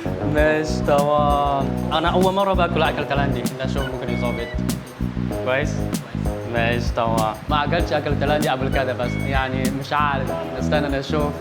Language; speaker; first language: Arabic; non-native, fluent; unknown